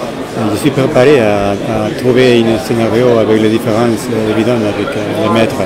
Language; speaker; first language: French; non-native, fluent; Spanish